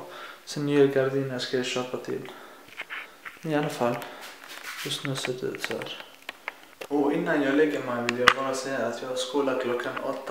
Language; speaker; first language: Swedish; early bilingual, other home language; Arabic